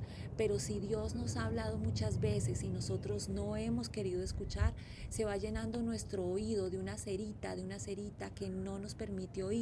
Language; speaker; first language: Spanish; native; Spanish